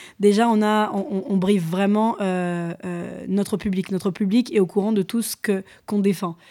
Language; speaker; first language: French; early bilingual, other home language; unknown